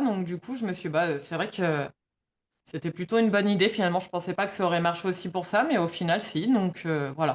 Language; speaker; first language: French; native; French